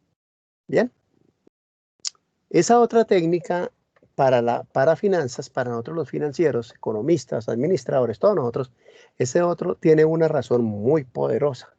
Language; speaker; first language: Spanish; native; Spanish